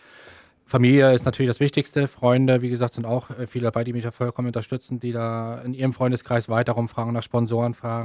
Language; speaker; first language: German; native; German